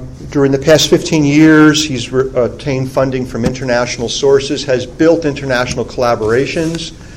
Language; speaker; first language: English; native; English